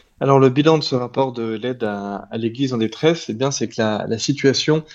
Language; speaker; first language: French; native; French